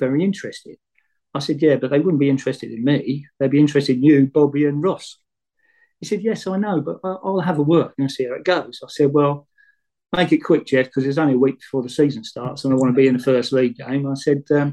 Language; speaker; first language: English; native; English